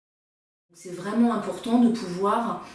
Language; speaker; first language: French; native; French